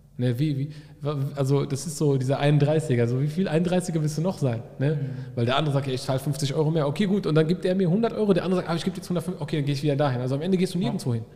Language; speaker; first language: German; early bilingual, other home language; Arabic